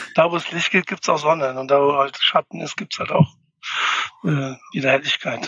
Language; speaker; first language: German; native; German